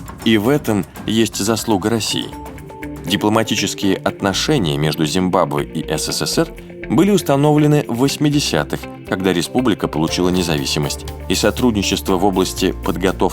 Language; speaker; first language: Russian; native; Russian